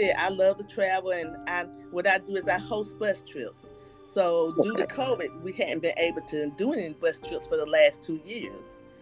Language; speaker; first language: English; native; English